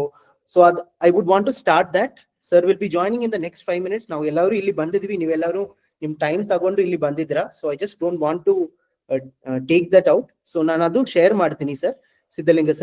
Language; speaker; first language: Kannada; non-native, local second language; Malayalam